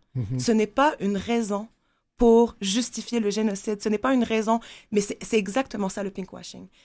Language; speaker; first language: French; non-native, local second language; Arabic